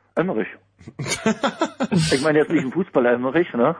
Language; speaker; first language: German; native; German